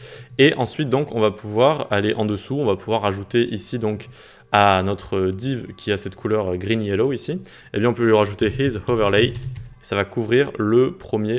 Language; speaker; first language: French; native; French